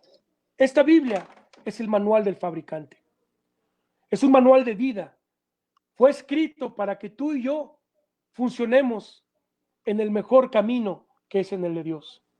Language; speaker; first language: Spanish; native; Spanish